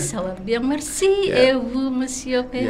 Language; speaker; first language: French; non-native, learner; Indonesian